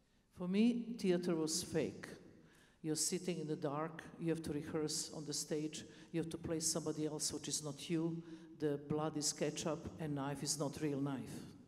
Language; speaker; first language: English; non-native, fluent; Serbian